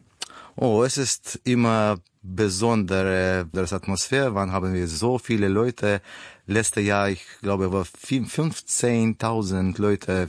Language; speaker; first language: German; non-native, learner; Russian